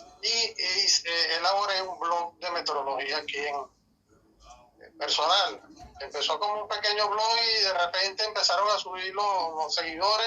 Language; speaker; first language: Spanish; native; Spanish